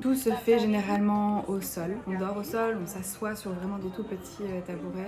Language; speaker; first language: French; native; French